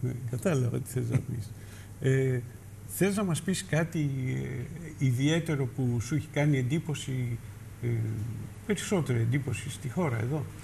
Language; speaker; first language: Greek; native; Greek